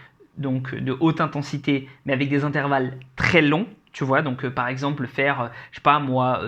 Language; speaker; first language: French; native; French